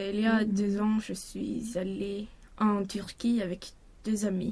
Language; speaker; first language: French; non-native, learner; Swedish